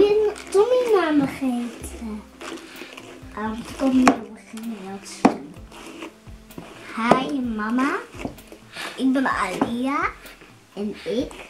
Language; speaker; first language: Dutch; early bilingual, other home language; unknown